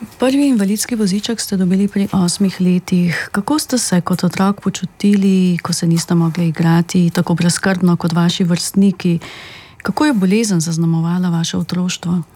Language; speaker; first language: Slovenian; native; Slovenian